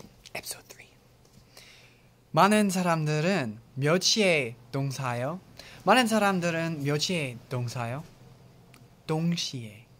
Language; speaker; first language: Korean; non-native, learner; English